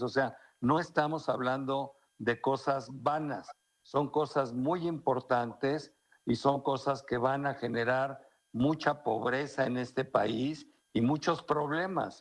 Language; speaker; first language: Spanish; native; Spanish